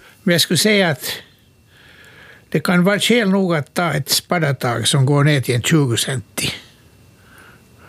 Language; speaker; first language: Swedish; native; Swedish